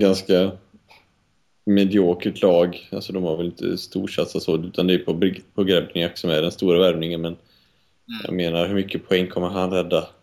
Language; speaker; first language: Swedish; native; Swedish